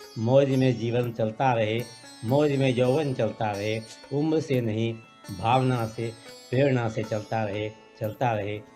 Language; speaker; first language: Hindi; native; Hindi